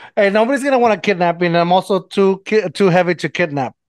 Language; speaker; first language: English; non-native, fluent; Spanish